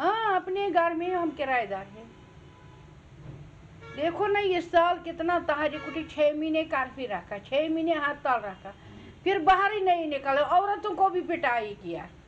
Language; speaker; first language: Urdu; non-native, local second language; Kashmiri